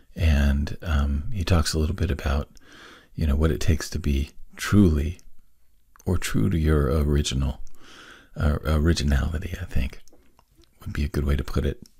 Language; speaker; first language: English; native; English